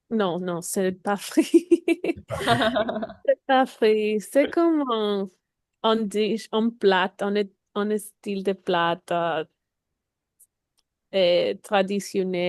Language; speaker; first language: French; non-native, learner; Spanish